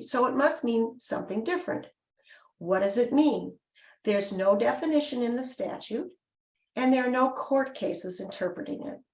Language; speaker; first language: English; native; English